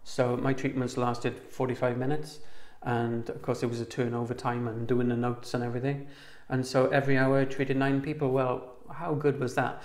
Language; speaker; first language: English; native; English